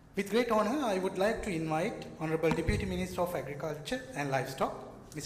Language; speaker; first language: English; non-native, local second language; Sinhala